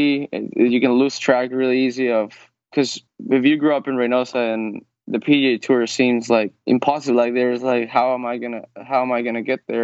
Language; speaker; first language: English; non-native, fluent; Spanish